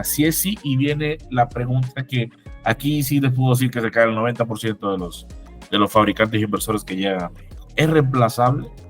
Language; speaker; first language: Spanish; native; Spanish